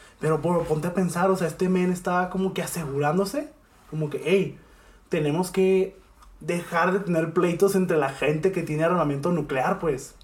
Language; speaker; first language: Spanish; native; Spanish